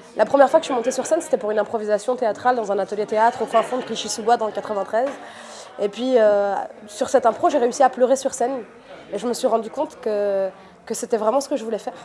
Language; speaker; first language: French; native; French